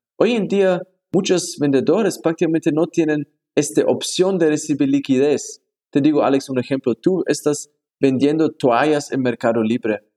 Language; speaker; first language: Spanish; non-native, fluent; German